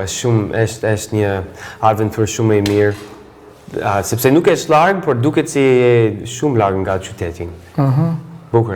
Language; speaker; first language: Albanian; non-native, fluent; English